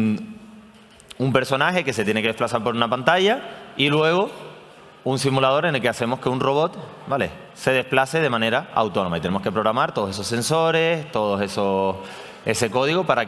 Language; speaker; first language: Spanish; native; Spanish